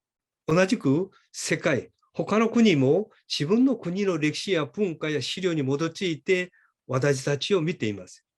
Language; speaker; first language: Japanese; non-native, fluent; Korean